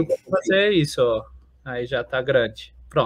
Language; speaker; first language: Portuguese; non-native, fluent; Spanish